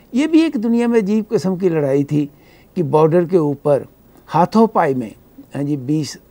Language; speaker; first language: Hindi; native; Hindi